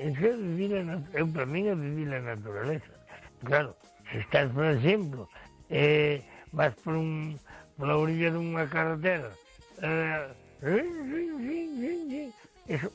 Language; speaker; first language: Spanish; non-native, local second language; Galician